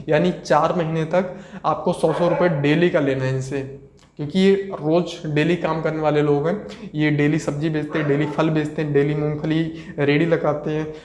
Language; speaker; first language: Hindi; native; Hindi